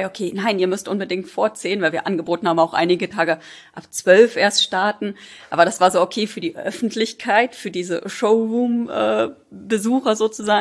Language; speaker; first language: German; native; German